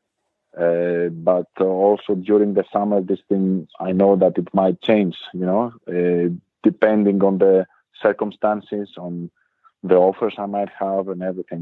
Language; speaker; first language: English; non-native, fluent; Greek